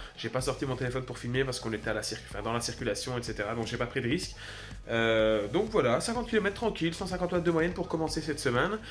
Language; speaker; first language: French; native; French